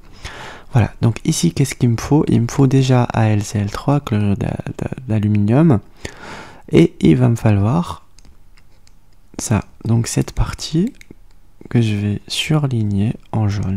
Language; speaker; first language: French; native; French